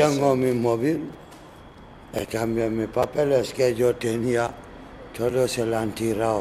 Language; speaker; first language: Spanish; non-native, learner; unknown